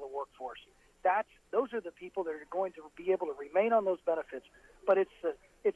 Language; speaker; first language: English; native; English